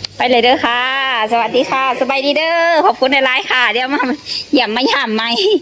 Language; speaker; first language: Thai; native; Thai